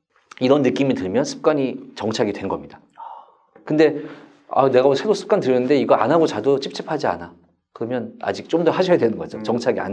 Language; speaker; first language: Korean; native; Korean